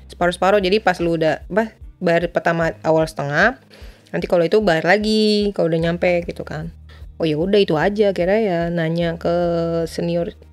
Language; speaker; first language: Indonesian; native; Indonesian